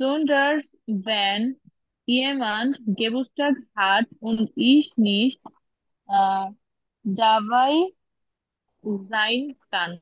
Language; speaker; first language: German; non-native, learner; Bangla